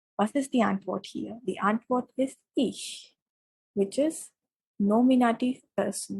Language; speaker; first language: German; non-native, fluent; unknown